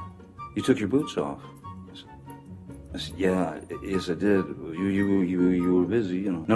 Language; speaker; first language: English; native; English